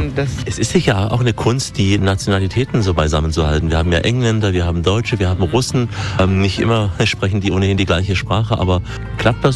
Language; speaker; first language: German; native; German